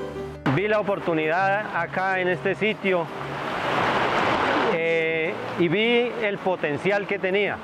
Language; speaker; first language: Spanish; native; Spanish